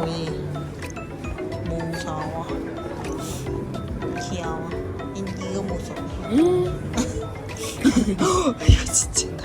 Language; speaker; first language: Korean; non-native, learner; Mongolian